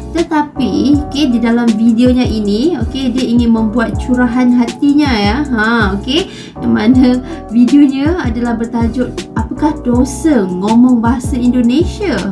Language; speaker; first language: Malay; native; Malay